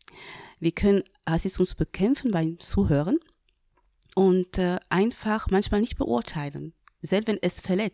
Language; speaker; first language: German; non-native, fluent; French